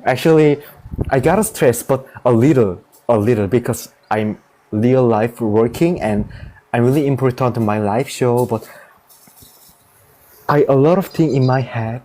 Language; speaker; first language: English; non-native, learner; Korean